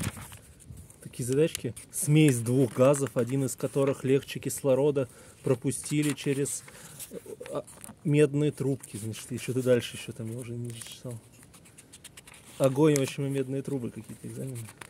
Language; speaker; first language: Russian; native; Russian